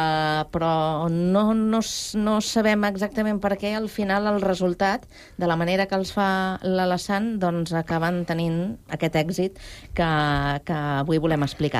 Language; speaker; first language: Catalan; native; Catalan